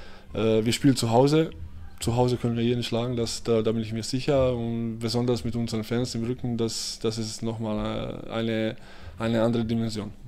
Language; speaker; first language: German; early bilingual, other home language; Bosnian